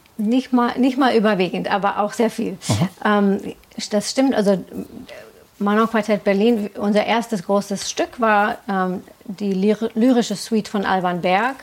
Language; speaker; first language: German; non-native, fluent; English